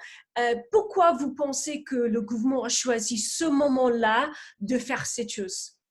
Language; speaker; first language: French; non-native, fluent; English